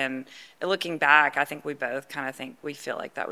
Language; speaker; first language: English; native; English